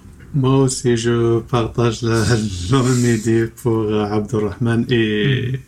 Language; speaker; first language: French; non-native, local second language; Arabic